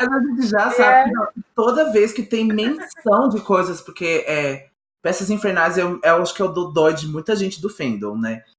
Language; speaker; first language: Portuguese; native; Portuguese